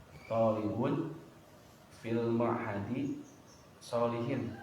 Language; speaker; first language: Arabic; non-native, learner; Indonesian